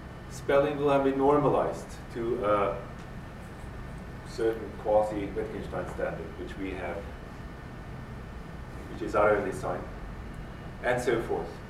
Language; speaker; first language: English; non-native, fluent; Norwegian